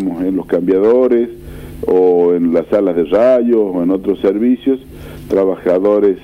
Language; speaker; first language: Spanish; native; Spanish